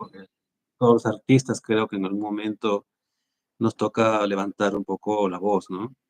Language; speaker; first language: Spanish; native; Spanish